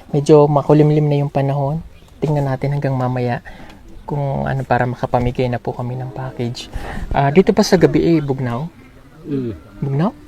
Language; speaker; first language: Filipino; non-native, local second language; Cebuano